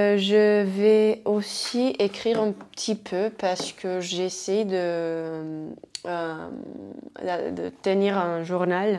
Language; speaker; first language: French; non-native, fluent; Spanish